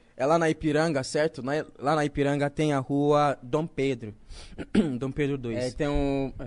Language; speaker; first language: Portuguese; non-native, fluent; Akan